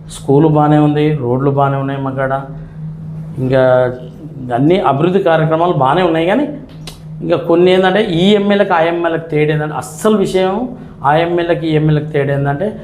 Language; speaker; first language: Telugu; native; Telugu